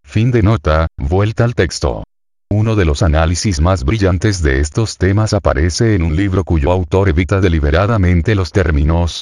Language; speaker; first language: Spanish; native; Spanish